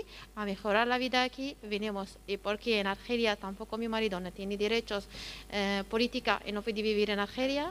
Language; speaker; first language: Spanish; non-native, learner; Arabic